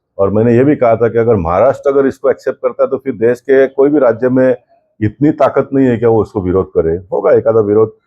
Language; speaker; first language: Hindi; non-native, local second language; Kannada